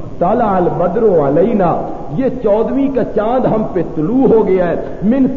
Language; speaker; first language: Urdu; non-native, local second language; Punjabi